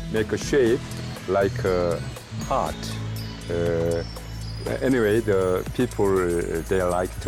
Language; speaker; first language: English; non-native, learner; Korean